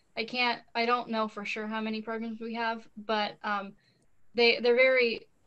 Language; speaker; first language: English; native; English